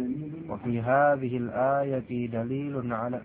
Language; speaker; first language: Arabic; non-native, fluent; Indonesian